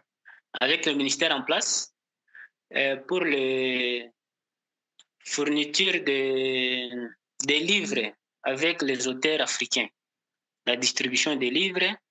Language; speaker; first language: French; non-native, local second language; Portuguese